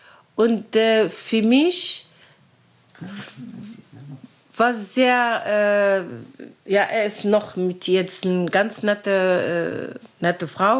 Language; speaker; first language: German; non-native, learner; Arabic